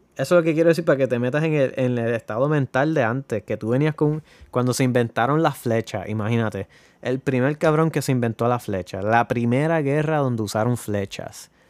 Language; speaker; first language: Spanish; native; Spanish